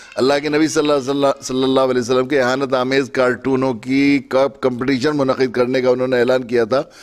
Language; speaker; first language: Urdu; native; Urdu